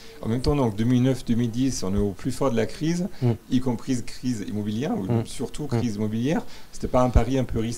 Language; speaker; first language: French; native; French